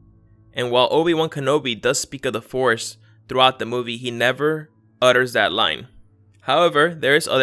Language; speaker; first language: English; native; English